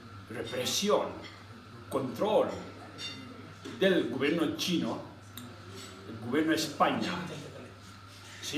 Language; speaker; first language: Spanish; non-native, learner; Tibetan